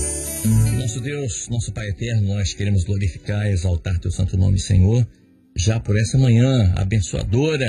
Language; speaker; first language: Portuguese; native; Portuguese